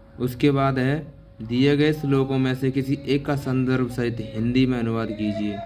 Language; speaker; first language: Hindi; native; Hindi